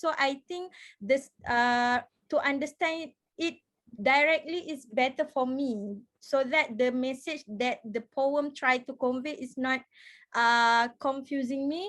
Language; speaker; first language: English; non-native, fluent; Malay